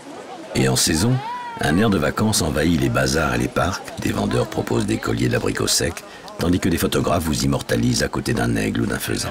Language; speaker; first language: French; native; French